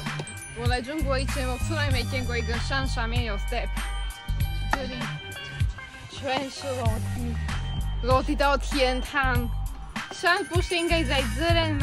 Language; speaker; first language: Chinese; non-native, fluent; Czech